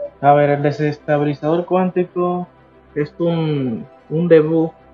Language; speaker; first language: Spanish; native; Spanish